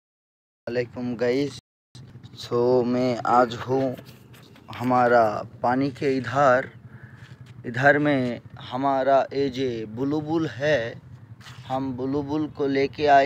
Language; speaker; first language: Hindi; non-native, learner; Bangla